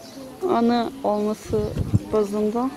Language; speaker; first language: Turkish; native; Turkish